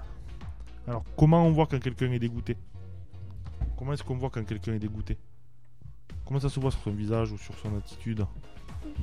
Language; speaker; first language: French; native; French